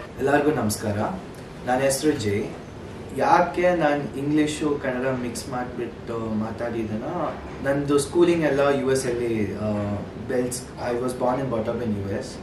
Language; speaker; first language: Kannada; early bilingual, heritage; Kannada